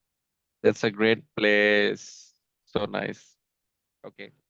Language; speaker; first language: English; non-native, local second language; Bangla